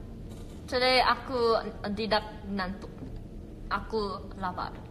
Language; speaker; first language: Indonesian; non-native, learner; Korean